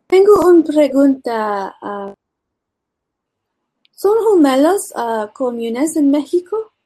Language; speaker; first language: Spanish; early bilingual, heritage; English